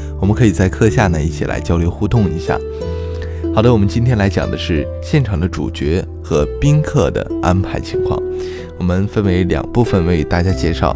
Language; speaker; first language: Chinese; native; Chinese